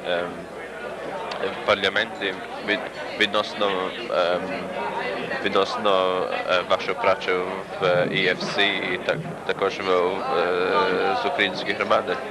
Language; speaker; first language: Ukrainian; early bilingual, heritage; Ukrainian